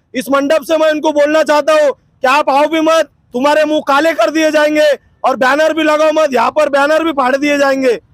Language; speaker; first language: Hindi; non-native, local second language; Urdu